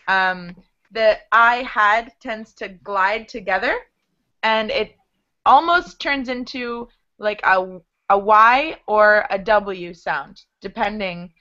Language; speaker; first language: English; native; English